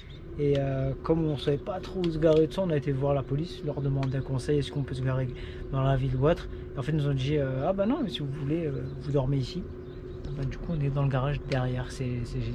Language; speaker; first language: French; native; French